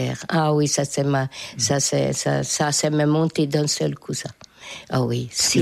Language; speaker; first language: French; non-native, fluent; Hungarian